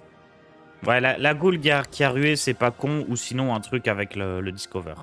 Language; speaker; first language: French; native; French